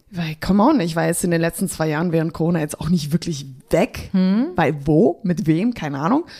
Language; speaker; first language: German; early bilingual, other home language; Polish